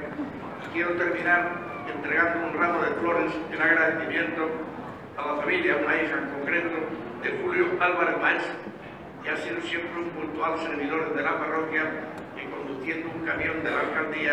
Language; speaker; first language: Spanish; native; Spanish